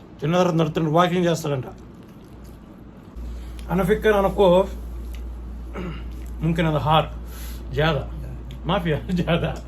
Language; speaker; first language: Arabic; non-native, learner; Telugu